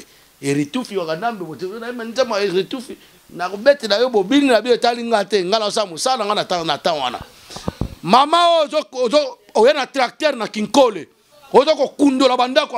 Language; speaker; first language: French; non-native, local second language; Lingala